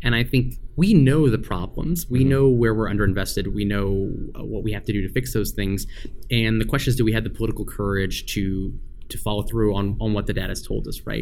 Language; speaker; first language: English; native; English